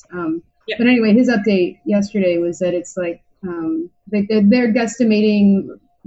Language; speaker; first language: English; native; English